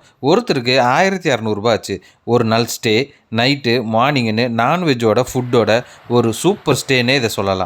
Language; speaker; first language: Tamil; native; Tamil